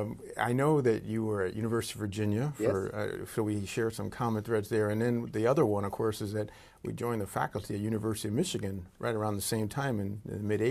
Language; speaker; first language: English; native; English